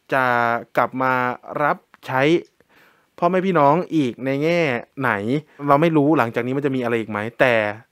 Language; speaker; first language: Thai; native; Thai